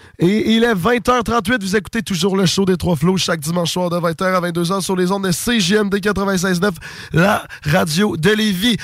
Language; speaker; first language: French; native; French